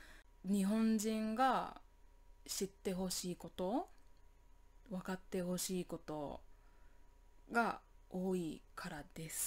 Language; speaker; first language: Japanese; non-native, fluent; English